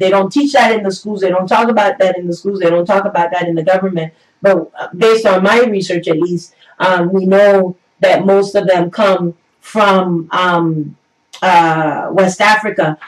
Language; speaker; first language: English; native; English